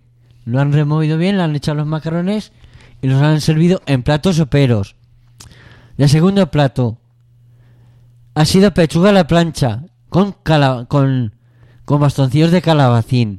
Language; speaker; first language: Spanish; native; Spanish